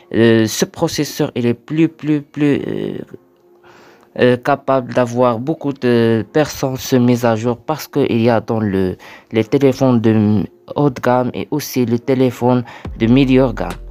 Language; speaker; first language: French; non-native, learner; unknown